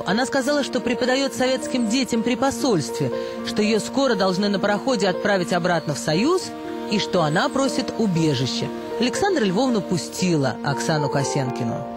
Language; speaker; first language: Russian; native; Russian